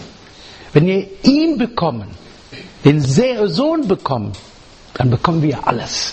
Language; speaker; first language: German; non-native, learner; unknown